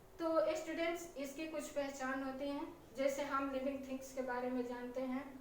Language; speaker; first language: Hindi; native; Hindi